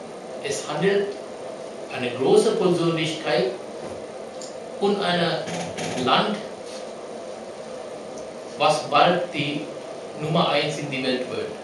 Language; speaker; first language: German; non-native, learner; Sinhala